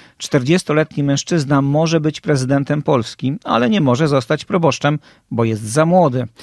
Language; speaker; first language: Polish; native; Polish